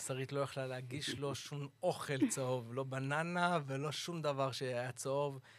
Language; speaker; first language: Hebrew; early bilingual, other home language; English